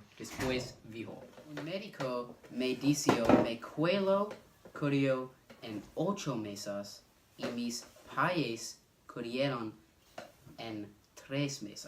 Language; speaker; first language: Spanish; non-native, learner; English